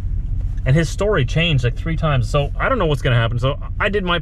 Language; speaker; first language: English; native; English